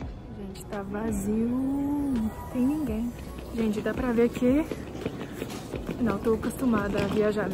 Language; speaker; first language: Portuguese; non-native, fluent; English